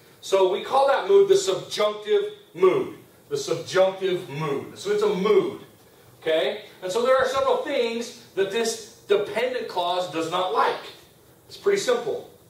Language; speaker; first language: English; native; English